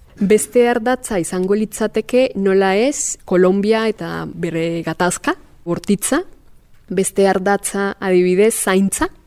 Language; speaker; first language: Basque; non-native, fluent; Spanish